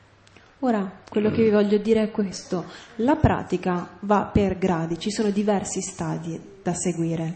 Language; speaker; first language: Italian; native; Italian